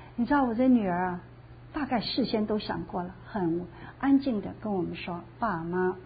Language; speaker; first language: Chinese; native; Chinese